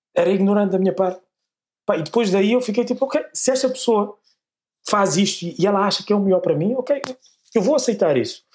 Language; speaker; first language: Portuguese; native; Portuguese